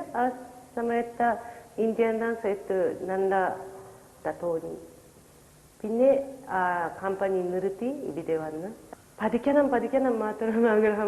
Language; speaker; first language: Malayalam; non-native, learner; Japanese